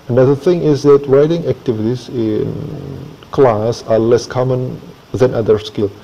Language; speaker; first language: English; non-native, fluent; Indonesian